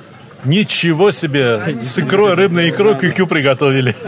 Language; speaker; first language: Russian; native; Russian